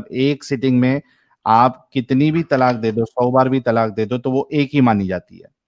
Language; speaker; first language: Hindi; native; Hindi